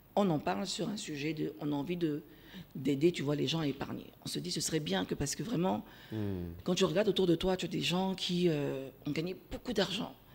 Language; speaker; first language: French; native; French